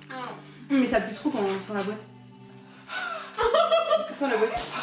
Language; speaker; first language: French; native; French